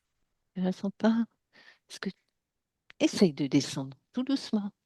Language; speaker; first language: French; native; French